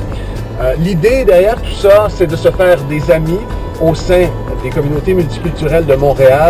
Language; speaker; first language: French; native; French